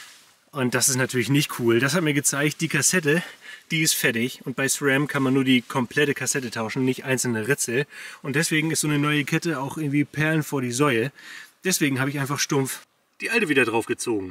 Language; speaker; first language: German; native; German